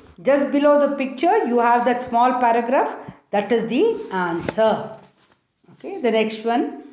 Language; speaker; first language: English; non-native, local second language; Tamil